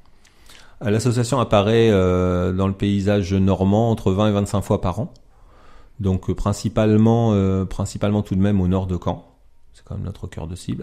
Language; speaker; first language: French; native; French